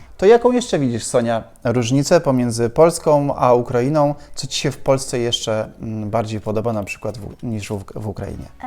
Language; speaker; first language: Polish; native; Polish